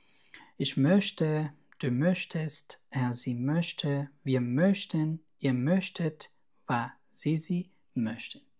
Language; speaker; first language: German; non-native, fluent; Persian